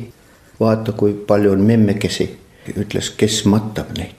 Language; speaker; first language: Estonian; non-native, local second language; Russian